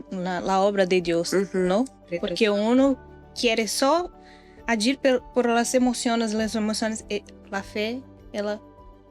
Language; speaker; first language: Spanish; non-native, learner; Portuguese